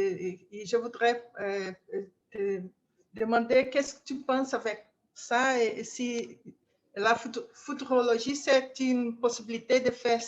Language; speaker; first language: French; non-native, fluent; Portuguese